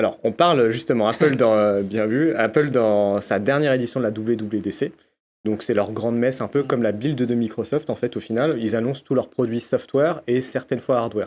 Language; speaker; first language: French; native; French